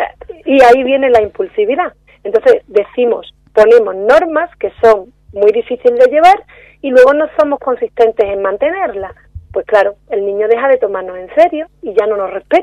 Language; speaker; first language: Spanish; native; Spanish